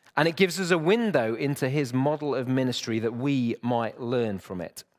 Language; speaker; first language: English; native; English